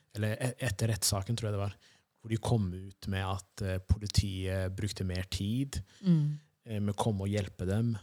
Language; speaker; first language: Norwegian; early bilingual, other home language; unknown